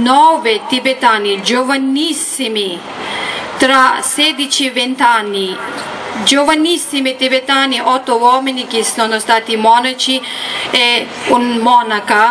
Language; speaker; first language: Italian; non-native, learner; Tibetan